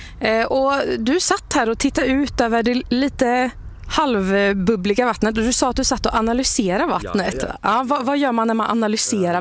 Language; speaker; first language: Swedish; native; Swedish